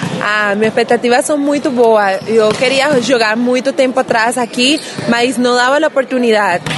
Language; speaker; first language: Portuguese; non-native, learner; Spanish